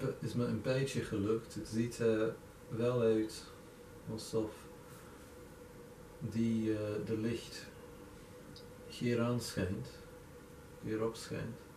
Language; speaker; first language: Dutch; non-native, fluent; English